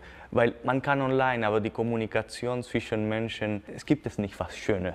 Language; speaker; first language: German; non-native, fluent; Spanish